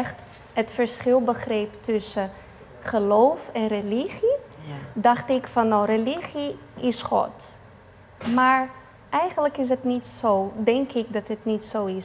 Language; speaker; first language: Dutch; non-native, fluent; Portuguese